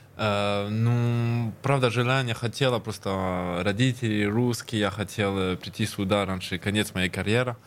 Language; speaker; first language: Russian; early bilingual, heritage; Russian